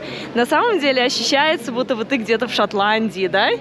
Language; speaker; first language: Russian; native; Russian